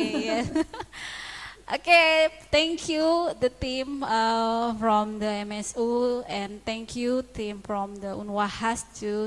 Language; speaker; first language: English; non-native, learner; Indonesian